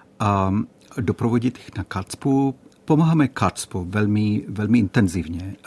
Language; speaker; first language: Czech; non-native, fluent; Malayalam